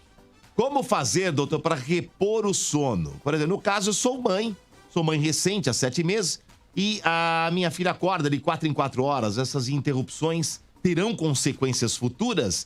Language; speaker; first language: Portuguese; native; Portuguese